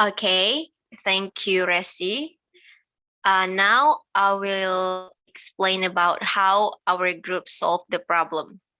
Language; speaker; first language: English; non-native, learner; Indonesian